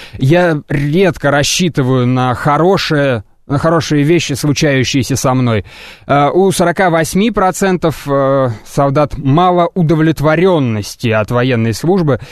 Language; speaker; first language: Russian; native; Russian